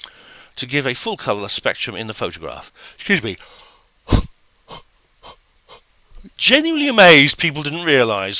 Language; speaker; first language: English; native; English